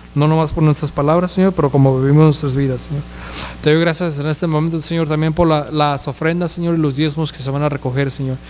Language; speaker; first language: Spanish; early bilingual, heritage; Spanish